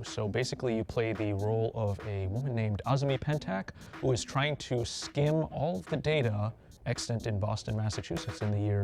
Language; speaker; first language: English; native; English